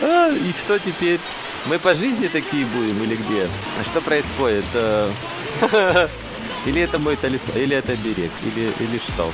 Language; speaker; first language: Russian; native; Russian